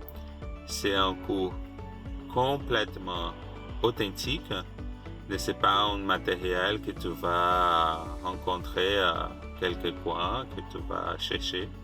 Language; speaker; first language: French; non-native, fluent; Portuguese